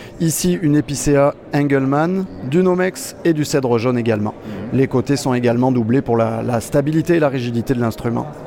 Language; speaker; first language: French; native; French